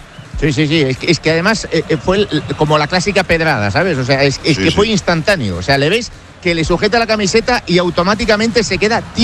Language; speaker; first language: Spanish; native; Spanish